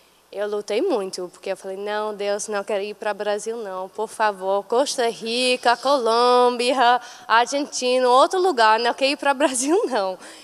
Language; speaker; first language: Portuguese; non-native, fluent; English